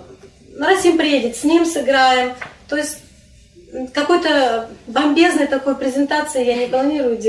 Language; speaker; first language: Russian; non-native, local second language; Crimean Tatar